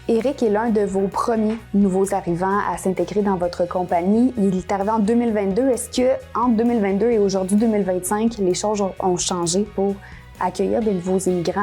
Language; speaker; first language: French; native; French